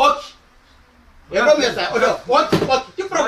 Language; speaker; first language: Greek; non-native, learner; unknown